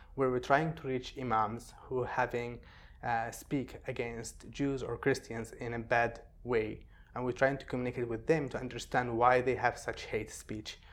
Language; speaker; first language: English; non-native, fluent; Arabic